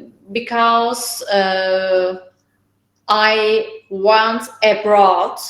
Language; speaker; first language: English; non-native, learner; Turkish